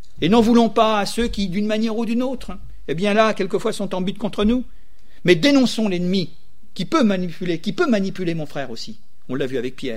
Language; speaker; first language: French; native; French